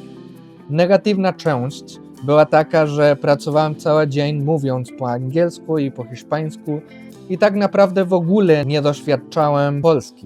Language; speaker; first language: Polish; non-native, fluent; Spanish